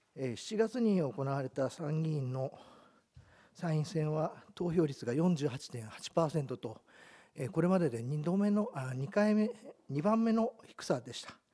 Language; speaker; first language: Japanese; native; Japanese